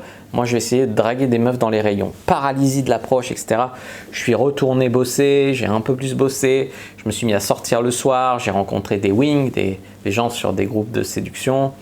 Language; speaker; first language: French; native; French